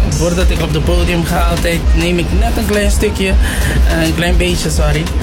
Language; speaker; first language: Dutch; non-native, local second language; Papiamento